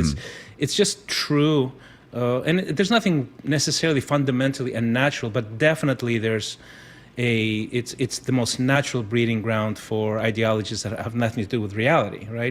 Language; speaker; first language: English; non-native, fluent; Spanish